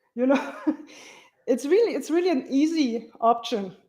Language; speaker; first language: English; non-native, fluent; German